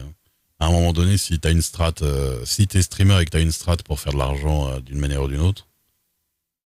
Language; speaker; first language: French; native; French